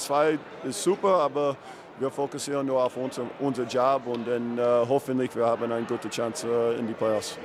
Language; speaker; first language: German; non-native, learner; English